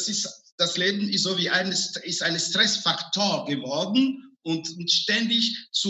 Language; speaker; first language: German; non-native, fluent; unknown